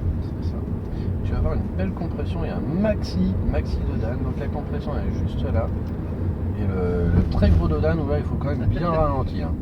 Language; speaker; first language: French; native; French